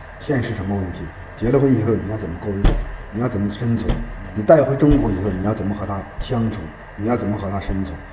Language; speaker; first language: Chinese; native; Chinese